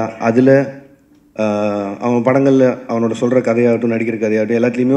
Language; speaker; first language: Tamil; native; Tamil